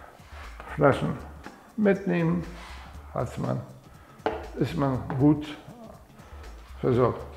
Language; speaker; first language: German; non-native, fluent; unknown